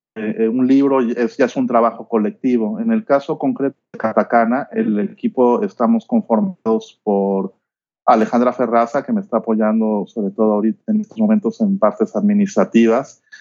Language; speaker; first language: Spanish; native; Spanish